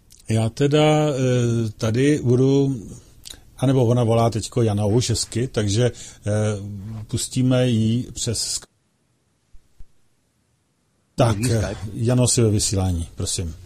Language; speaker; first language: Czech; native; Czech